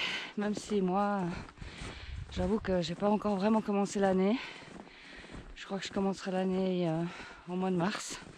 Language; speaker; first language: French; native; French